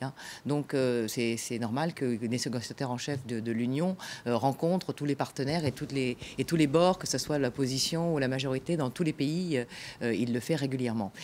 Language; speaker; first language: French; native; French